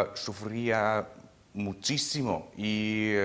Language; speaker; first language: Spanish; non-native, fluent; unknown